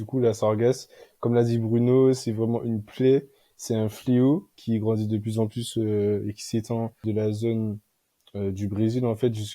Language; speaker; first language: French; native; French